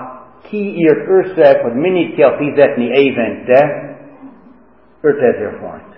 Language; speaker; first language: Hungarian; non-native, fluent; English